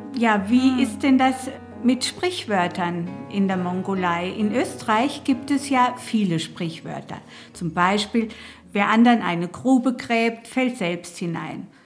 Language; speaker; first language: German; native; German